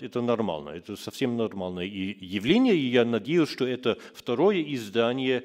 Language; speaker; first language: Russian; non-native, fluent; German